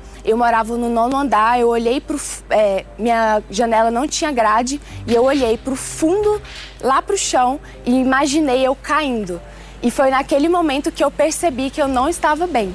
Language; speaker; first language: Portuguese; early bilingual, other home language; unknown